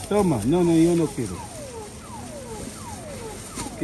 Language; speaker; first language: Spanish; non-native, learner; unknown